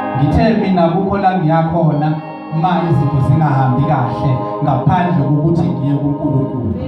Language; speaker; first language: Zulu; native; Zulu